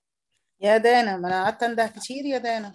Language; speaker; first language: Arabic; native; Arabic